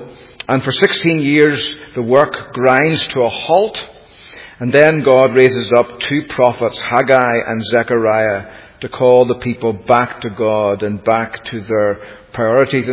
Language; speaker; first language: English; native; English